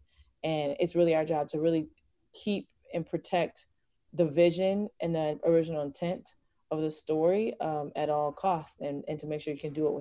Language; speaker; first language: English; native; English